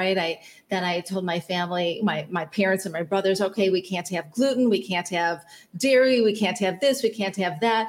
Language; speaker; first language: English; native; English